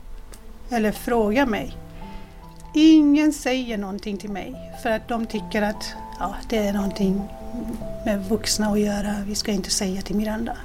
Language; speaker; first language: Swedish; non-native, fluent; Persian